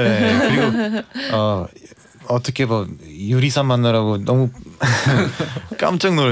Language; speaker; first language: Korean; non-native, fluent; Bulgarian